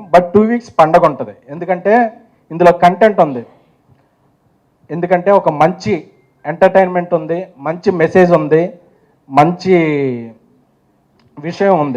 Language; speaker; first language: Telugu; native; Telugu